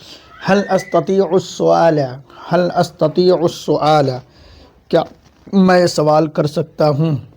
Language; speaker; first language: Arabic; non-native, fluent; Urdu